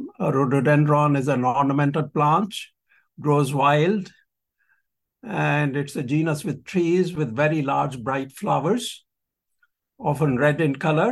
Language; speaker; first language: English; non-native, local second language; Punjabi